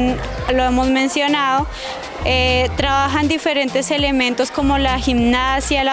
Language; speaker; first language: Spanish; native; Spanish